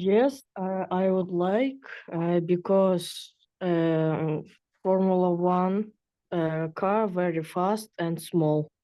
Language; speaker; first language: English; non-native, learner; Russian